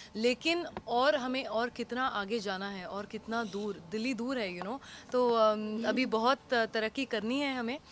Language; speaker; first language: Hindi; non-native, local second language; Tamil